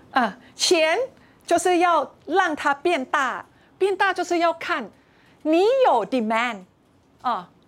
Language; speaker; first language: Chinese; non-native, fluent; Thai